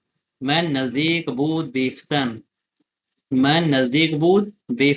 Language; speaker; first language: Persian; non-native, fluent; Urdu